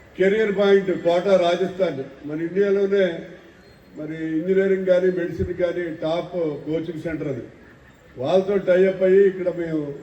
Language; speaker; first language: Telugu; native; Telugu